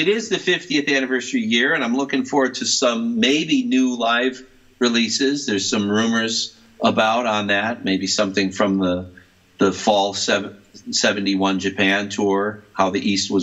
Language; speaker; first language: English; native; English